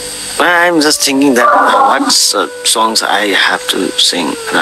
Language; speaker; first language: English; non-native, learner; Nepali